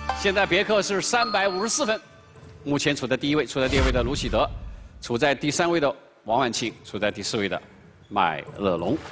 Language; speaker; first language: Chinese; native; Chinese